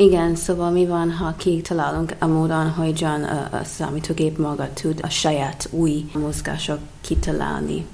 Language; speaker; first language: Hungarian; non-native, fluent; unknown